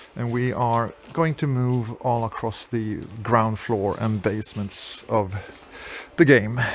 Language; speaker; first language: English; non-native, fluent; Swedish